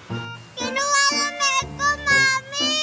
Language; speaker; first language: Filipino; native; Filipino